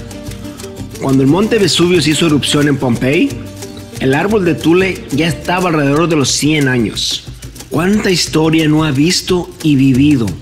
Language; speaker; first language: Spanish; native; Spanish